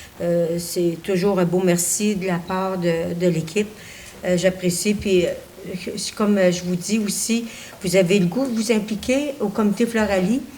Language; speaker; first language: French; native; French